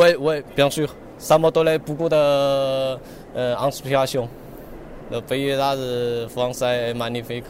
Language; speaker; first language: French; non-native, learner; Chinese